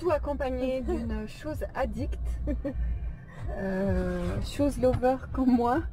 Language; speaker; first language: French; native; French